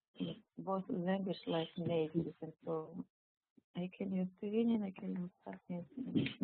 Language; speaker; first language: English; non-native, learner; Tuvinian